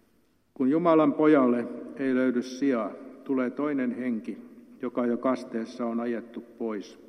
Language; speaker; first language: Finnish; native; Finnish